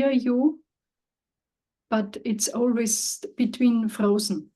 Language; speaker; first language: English; non-native, learner; German